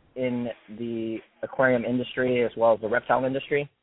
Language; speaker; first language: English; native; English